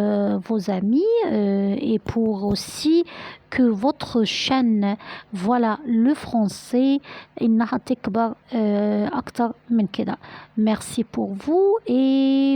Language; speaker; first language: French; non-native, fluent; Arabic